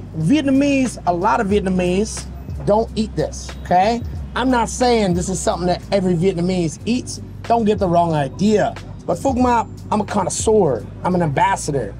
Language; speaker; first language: English; native; English